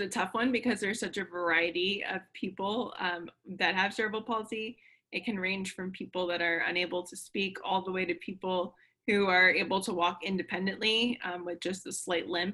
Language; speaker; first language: English; native; English